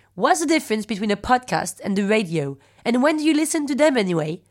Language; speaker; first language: English; non-native, fluent; French